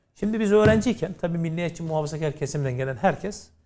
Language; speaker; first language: Turkish; native; Turkish